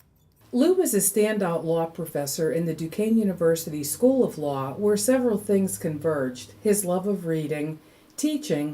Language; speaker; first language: English; native; English